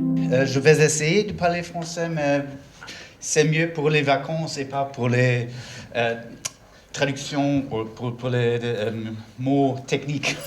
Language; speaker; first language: French; non-native, learner; German